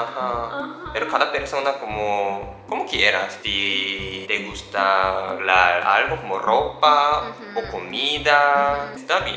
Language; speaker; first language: Spanish; non-native, learner; Japanese